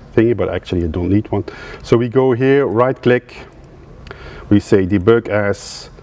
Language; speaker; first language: English; non-native, fluent; Dutch